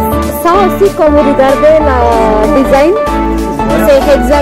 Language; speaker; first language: French; non-native, learner; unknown